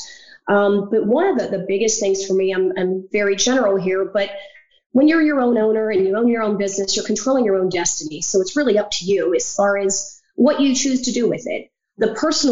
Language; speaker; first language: English; native; English